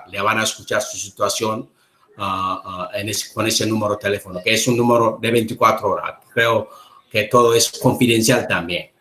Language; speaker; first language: Spanish; non-native, learner; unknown